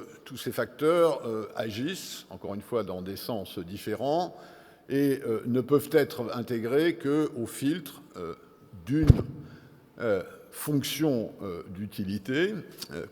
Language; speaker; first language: French; native; French